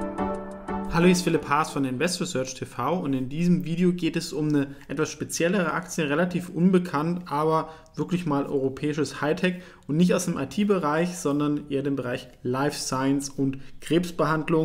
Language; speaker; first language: German; native; German